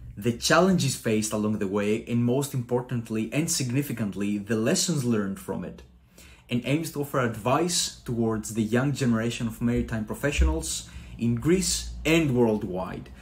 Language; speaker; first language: English; non-native, fluent; Greek